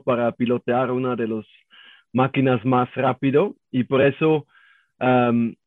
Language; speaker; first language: Spanish; non-native, learner; German